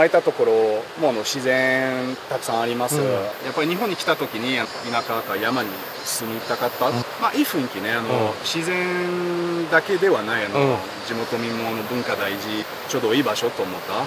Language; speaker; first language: Japanese; non-native, learner; French